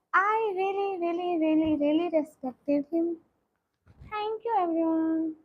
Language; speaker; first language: English; non-native, learner; Punjabi